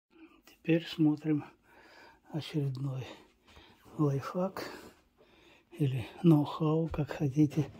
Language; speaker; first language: Russian; native; Russian